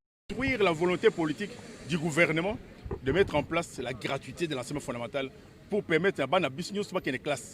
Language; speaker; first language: French; non-native, local second language; Lingala